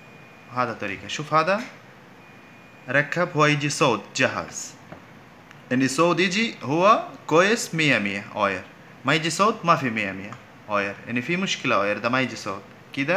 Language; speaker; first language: Arabic; non-native, learner; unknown